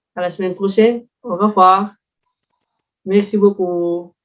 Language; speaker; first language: French; non-native, learner; Indonesian